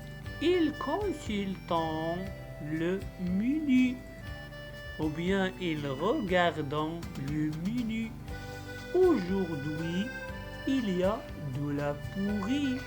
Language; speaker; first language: French; non-native, local second language; Arabic